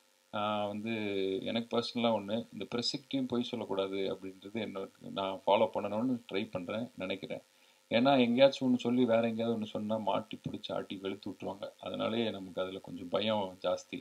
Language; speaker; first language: Tamil; native; Tamil